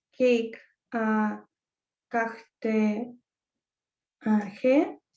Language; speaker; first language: Hindi; non-native, learner; Russian